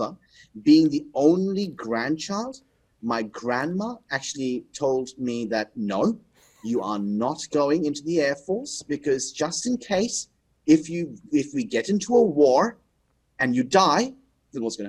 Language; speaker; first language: English; non-native, local second language; Bangla